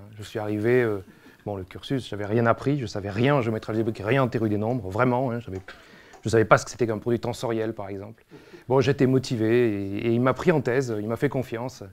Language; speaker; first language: French; native; French